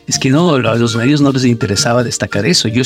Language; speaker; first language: Spanish; native; Spanish